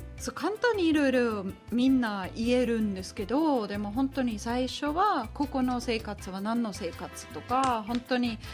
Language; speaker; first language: Japanese; non-native, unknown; German